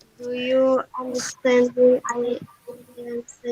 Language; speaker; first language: English; non-native, learner; Indonesian